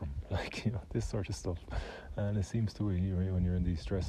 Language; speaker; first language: English; native; English